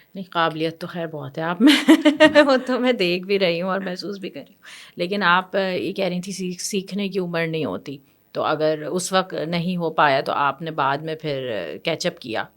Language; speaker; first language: Urdu; native; Urdu